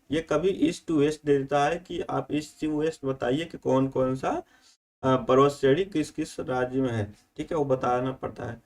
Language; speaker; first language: Hindi; native; Hindi